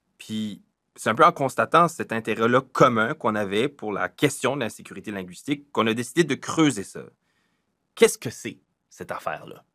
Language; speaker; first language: French; native; French